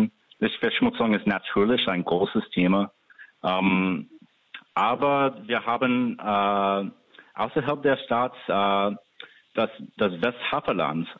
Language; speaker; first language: German; non-native, fluent; English